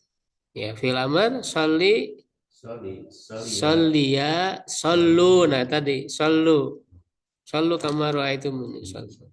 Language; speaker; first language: Arabic; non-native, fluent; Indonesian